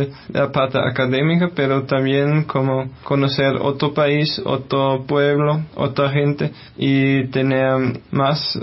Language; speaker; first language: Spanish; non-native, fluent; German